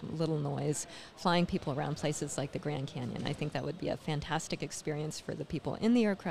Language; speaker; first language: English; native; English